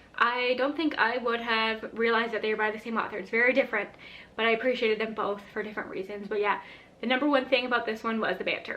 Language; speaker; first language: English; native; English